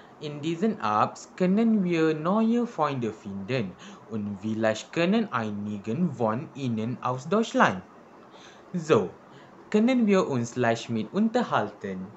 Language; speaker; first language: German; non-native, learner; Malay